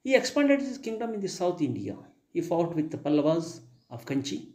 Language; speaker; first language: English; non-native, local second language; Kannada